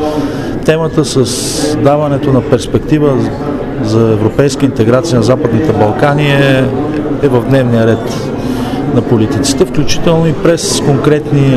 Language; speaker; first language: Bulgarian; native; Bulgarian